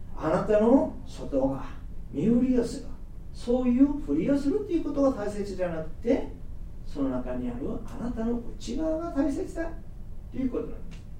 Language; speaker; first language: Japanese; non-native, fluent; Korean